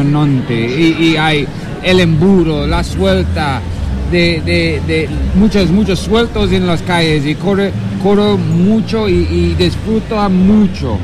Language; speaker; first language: Spanish; non-native, learner; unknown